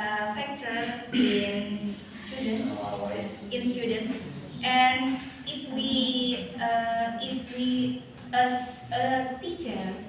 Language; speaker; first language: English; non-native, learner; Indonesian